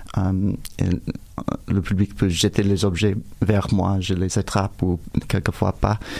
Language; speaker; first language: French; non-native, fluent; English